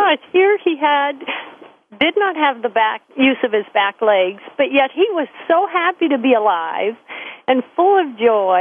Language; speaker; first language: English; native; English